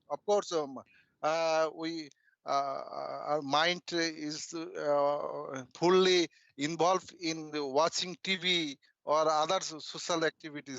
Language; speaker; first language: English; non-native, learner; Bangla